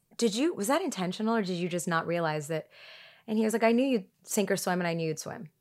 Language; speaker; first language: English; early bilingual, other home language; Tigrinya